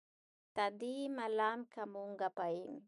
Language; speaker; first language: Indonesian; non-native, learner; English